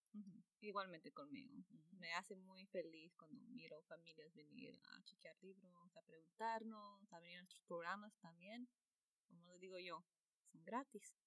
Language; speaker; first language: Spanish; early bilingual, heritage; Spanish